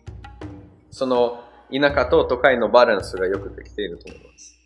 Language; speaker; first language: Japanese; non-native, fluent; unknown